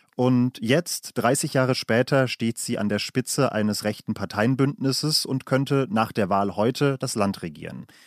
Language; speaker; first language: German; native; German